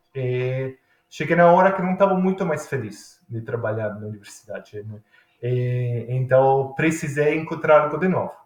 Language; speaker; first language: Portuguese; non-native, fluent; Italian